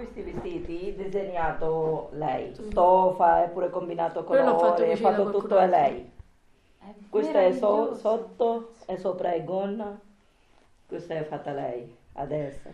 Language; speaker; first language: Italian; non-native, learner; Urdu